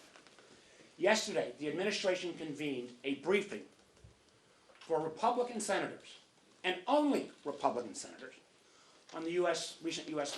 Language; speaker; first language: English; native; English